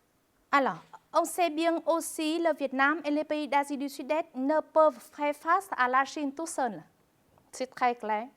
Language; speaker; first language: French; non-native, fluent; Vietnamese